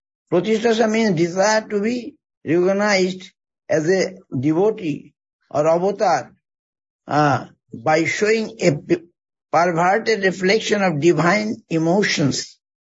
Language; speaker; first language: English; non-native, local second language; Bangla